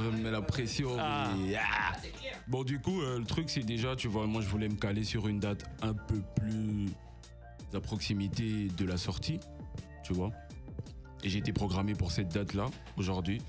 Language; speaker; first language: French; native; French